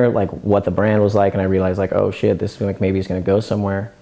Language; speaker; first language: English; native; English